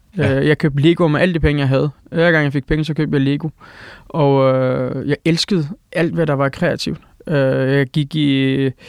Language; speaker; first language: Danish; early bilingual, other home language; Turkish